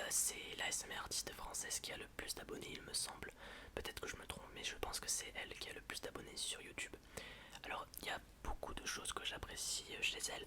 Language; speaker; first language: French; native; French